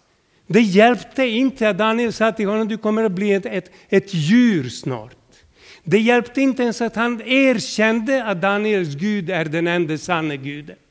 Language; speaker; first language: Swedish; non-native, fluent; Serbian